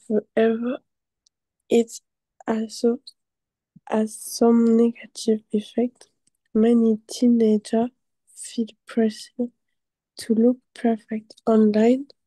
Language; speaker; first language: English; non-native, learner; French